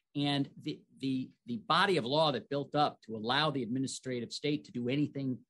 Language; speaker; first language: English; native; English